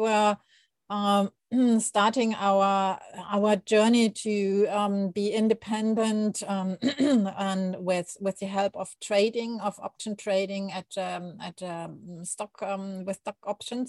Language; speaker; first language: English; non-native, fluent; German